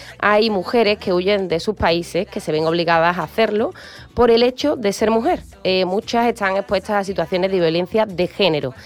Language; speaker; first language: Spanish; native; Spanish